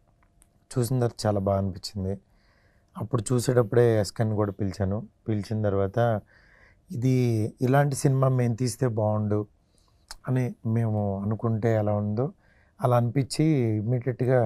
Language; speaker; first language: Telugu; native; Telugu